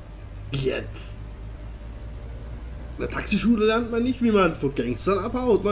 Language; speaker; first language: German; native; German